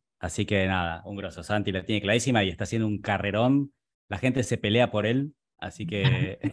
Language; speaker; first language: Spanish; native; Spanish